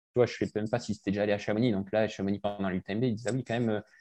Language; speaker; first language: French; native; French